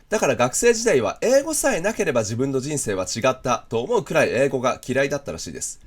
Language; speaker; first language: Japanese; native; Japanese